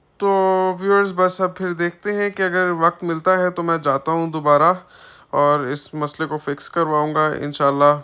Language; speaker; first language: Urdu; native; Urdu